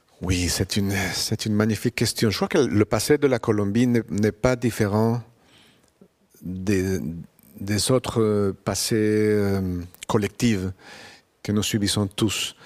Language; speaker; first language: French; non-native, fluent; Spanish